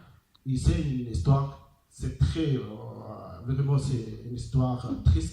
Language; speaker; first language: French; non-native, learner; Arabic